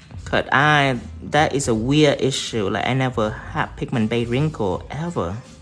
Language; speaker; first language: English; non-native, fluent; Vietnamese